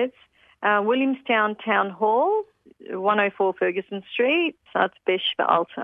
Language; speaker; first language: Turkish; early bilingual, heritage; Turkish